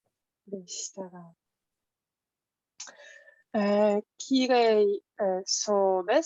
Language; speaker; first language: Japanese; non-native, learner; Polish